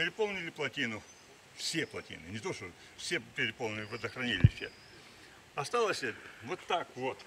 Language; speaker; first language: Russian; native; Russian